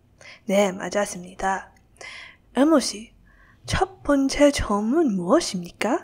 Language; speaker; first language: Korean; non-native, learner; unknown